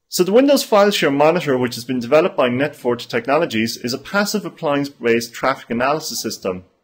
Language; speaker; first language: English; native; English